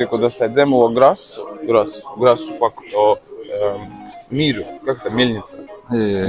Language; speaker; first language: Japanese; non-native, learner; Russian